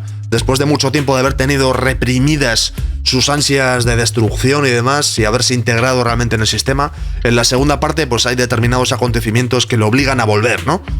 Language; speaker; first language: Spanish; native; Spanish